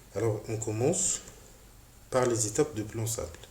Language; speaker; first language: French; non-native, local second language; Arabic